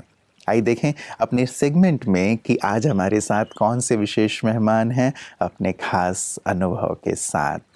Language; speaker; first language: Hindi; native; Hindi